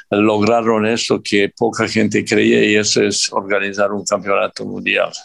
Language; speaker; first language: Spanish; non-native, fluent; Serbian